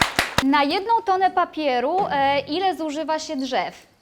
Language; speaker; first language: Polish; non-native, fluent; Slovenian